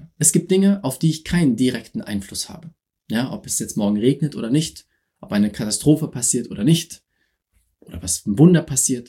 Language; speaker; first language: German; native; German